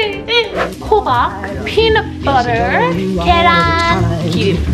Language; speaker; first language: Korean; non-native, fluent; English